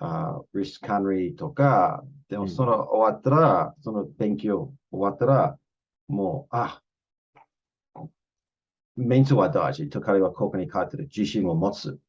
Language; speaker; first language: Japanese; non-native, fluent; English